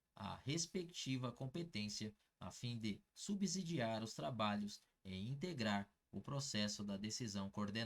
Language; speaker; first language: Portuguese; native; Portuguese